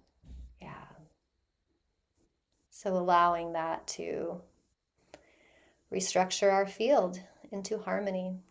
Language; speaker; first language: English; native; English